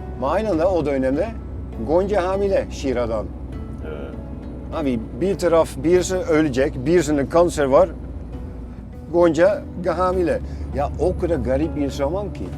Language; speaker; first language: Turkish; non-native, fluent; Dutch